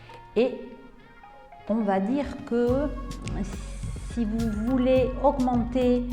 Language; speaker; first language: French; native; French